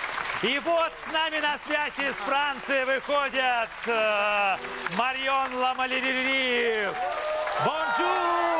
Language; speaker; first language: Russian; native; Russian